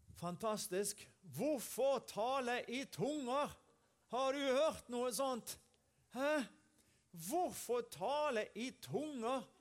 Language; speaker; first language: Norwegian; native; Norwegian